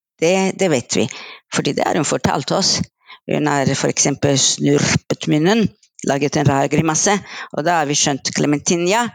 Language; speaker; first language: Norwegian; non-native, fluent; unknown